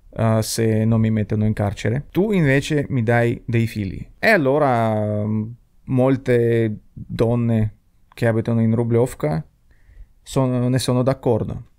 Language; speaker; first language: Italian; non-native, fluent; Russian